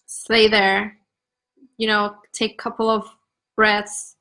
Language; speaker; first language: English; non-native, fluent; Turkish